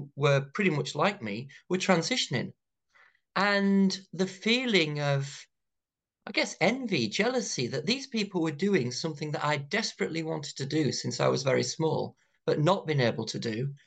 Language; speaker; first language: English; native; English